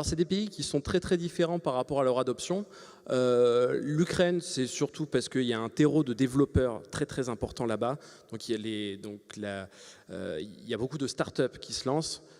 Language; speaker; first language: French; native; French